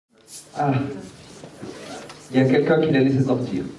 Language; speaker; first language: French; native; French